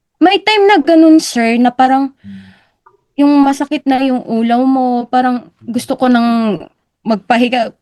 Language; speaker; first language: Filipino; native; Filipino